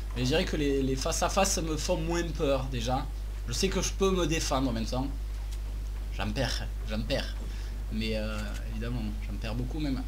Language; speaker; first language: French; native; French